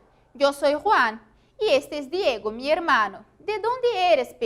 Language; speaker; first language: Spanish; non-native, fluent; Portuguese